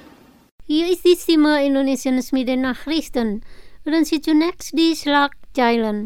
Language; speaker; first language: German; non-native, fluent; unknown